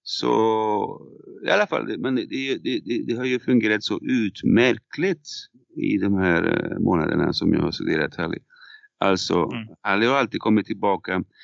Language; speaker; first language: Swedish; non-native, fluent; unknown